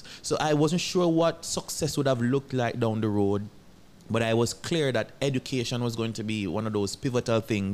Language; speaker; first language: English; non-native, local second language; Jamaican Creole English